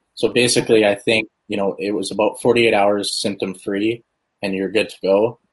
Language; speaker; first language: English; native; English